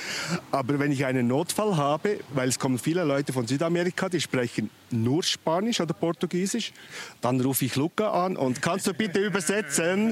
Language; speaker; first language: German; non-native, local second language; Italian